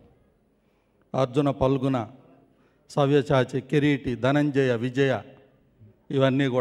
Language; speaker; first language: Telugu; native; Telugu